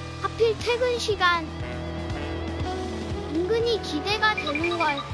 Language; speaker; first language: Korean; native; Korean